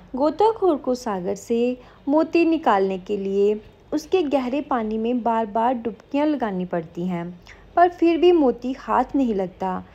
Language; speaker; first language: Hindi; non-native, local second language; Punjabi